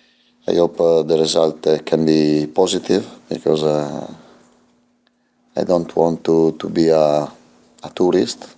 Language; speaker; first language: English; non-native, fluent; Italian